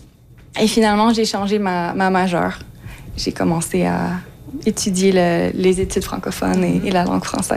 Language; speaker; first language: French; non-native, local second language; English